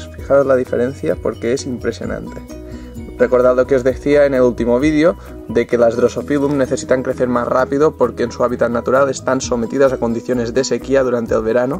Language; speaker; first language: Spanish; native; Spanish